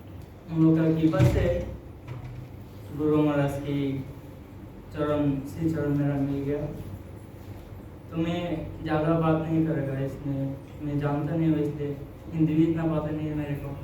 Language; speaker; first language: Hindi; non-native, local second language; Bangla